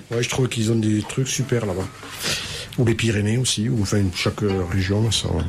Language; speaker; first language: French; native; French